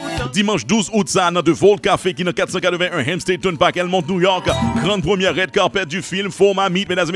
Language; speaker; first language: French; non-native, local second language; Haitian Creole